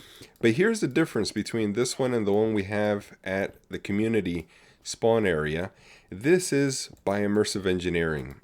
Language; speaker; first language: English; native; English